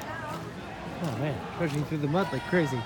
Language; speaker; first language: English; native; English